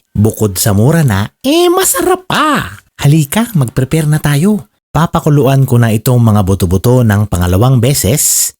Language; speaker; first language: Filipino; non-native, local second language; Iloko